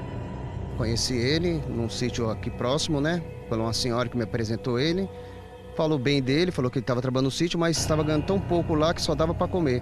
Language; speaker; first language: Portuguese; native; Portuguese